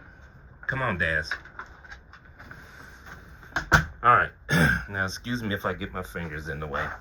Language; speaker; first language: English; native; English